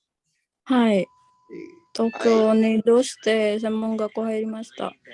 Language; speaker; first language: Japanese; non-native, fluent; Indonesian